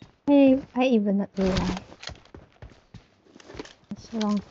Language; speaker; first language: English; non-native, learner; Indonesian